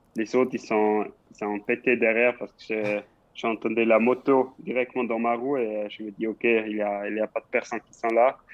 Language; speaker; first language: French; non-native, local second language; Swiss German